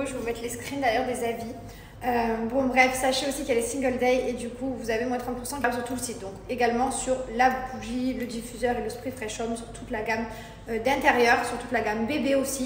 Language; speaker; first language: French; native; French